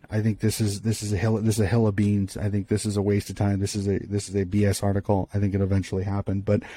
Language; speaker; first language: English; native; English